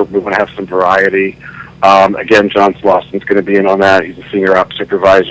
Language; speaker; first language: English; native; English